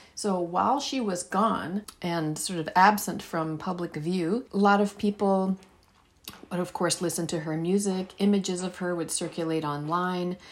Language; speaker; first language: English; early bilingual, heritage; Persian